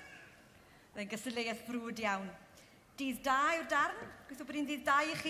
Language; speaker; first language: Welsh; native; Welsh